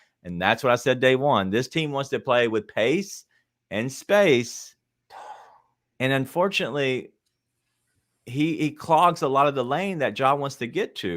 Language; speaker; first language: English; native; English